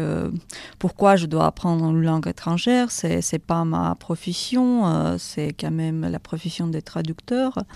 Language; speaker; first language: French; non-native, fluent; Russian